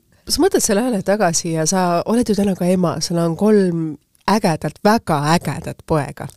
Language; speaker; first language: Estonian; native; Estonian